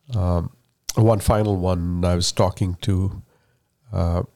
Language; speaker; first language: English; non-native, local second language; Malayalam